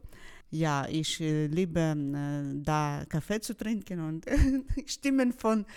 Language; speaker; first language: German; non-native, learner; Ukrainian